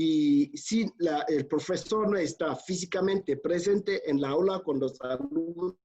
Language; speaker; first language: Spanish; non-native, fluent; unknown